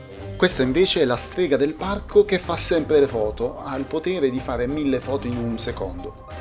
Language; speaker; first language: Italian; native; Italian